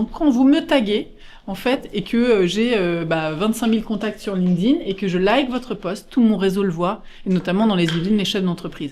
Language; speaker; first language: French; native; French